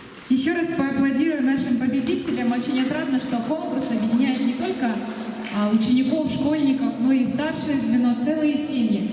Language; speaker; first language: Russian; native; Russian